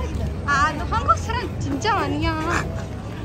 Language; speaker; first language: Korean; non-native, learner; Hindi